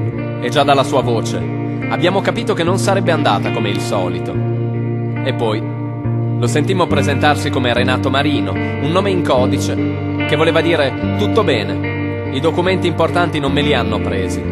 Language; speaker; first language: Italian; native; Italian